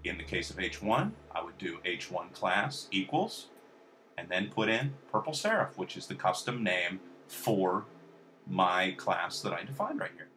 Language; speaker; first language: English; native; English